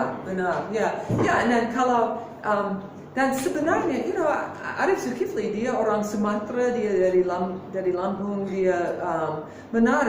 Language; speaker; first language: Indonesian; non-native, fluent; English